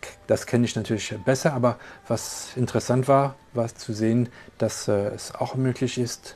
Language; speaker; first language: German; non-native, local second language; French